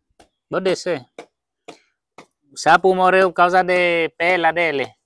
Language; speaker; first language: Portuguese; non-native, learner; Vietnamese